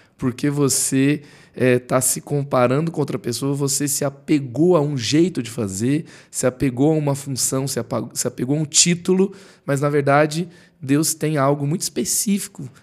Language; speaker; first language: Portuguese; native; Portuguese